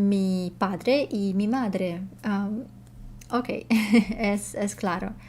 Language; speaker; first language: Spanish; non-native, learner; Russian